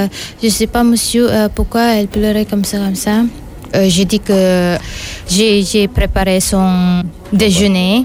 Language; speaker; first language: French; non-native, learner; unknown